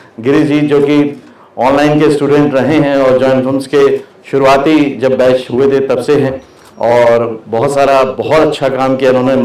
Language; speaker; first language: Hindi; native; Hindi